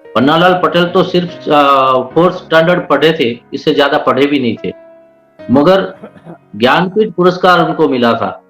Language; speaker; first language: Hindi; non-native, local second language; Gujarati